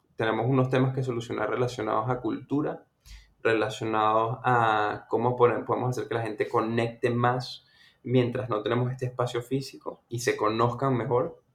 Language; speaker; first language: Spanish; native; Spanish